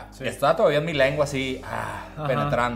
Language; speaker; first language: Spanish; native; Spanish